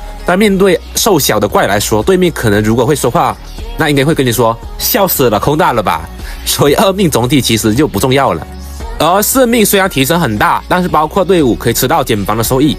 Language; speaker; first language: Chinese; native; Chinese